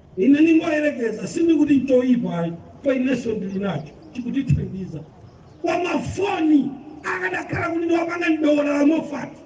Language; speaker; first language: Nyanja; native; Nyanja